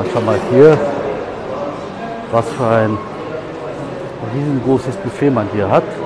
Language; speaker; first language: German; native; German